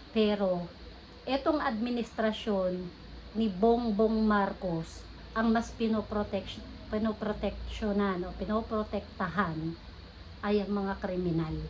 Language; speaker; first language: Filipino; native; Filipino